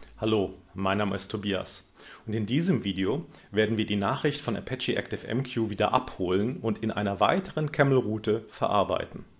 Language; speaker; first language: German; native; German